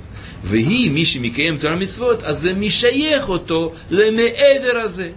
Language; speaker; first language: Hebrew; native; Hebrew